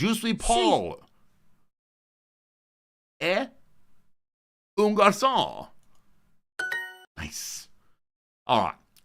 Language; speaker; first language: French; non-native, learner; English